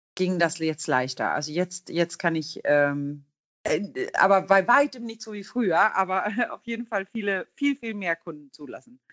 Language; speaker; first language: German; non-native, fluent; Swedish